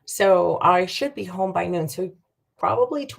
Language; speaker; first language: English; native; English